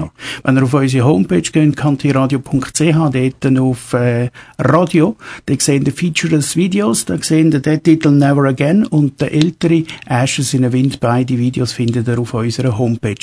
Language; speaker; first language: German; native; German